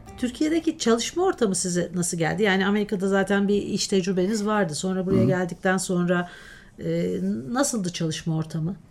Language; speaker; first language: Turkish; native; Turkish